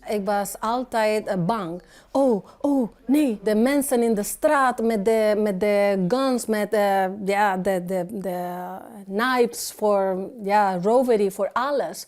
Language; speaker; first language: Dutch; non-native, learner; Spanish